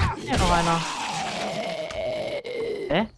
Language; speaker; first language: German; native; German